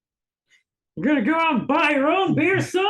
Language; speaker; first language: English; native; English